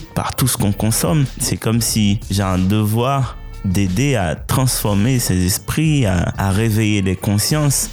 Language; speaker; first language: French; non-native, local second language; Haitian Creole